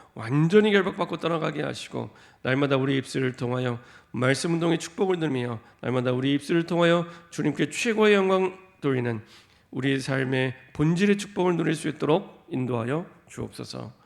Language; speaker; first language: Korean; native; Korean